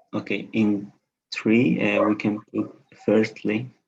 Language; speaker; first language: English; non-native, learner; Spanish